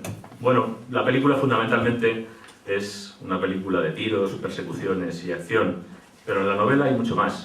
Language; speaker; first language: Spanish; native; Spanish